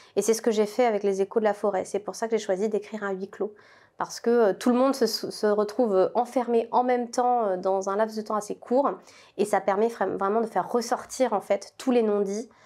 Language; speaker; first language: French; native; French